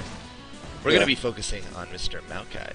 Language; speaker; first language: English; native; English